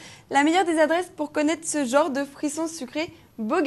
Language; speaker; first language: French; native; French